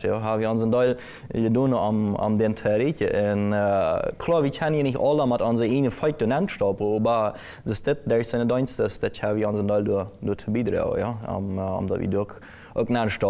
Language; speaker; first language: German; non-native, local second language; Plautdietsch